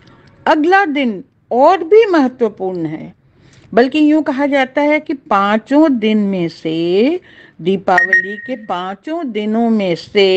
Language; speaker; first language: Hindi; native; Hindi